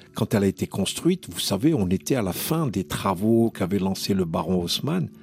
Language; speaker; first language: French; non-native, local second language; Arabic